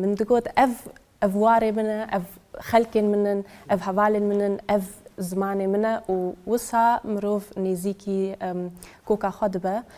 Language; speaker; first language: Kurdish; early bilingual, heritage; Kurdish